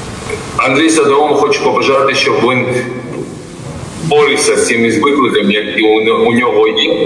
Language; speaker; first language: Ukrainian; non-native, fluent; Georgian